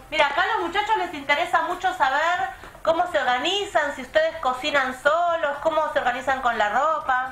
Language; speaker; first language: Spanish; native; Spanish